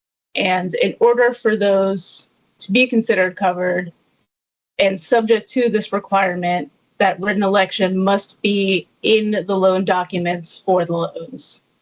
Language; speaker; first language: English; native; English